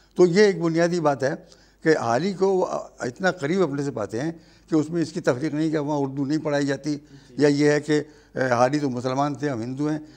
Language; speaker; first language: Urdu; native; Urdu